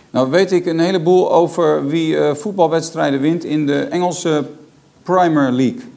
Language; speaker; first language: Dutch; native; Dutch